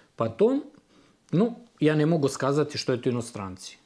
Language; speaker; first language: Russian; non-native, fluent; Serbian